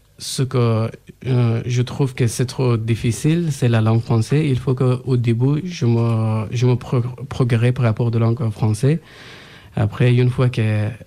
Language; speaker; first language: French; non-native, learner; Persian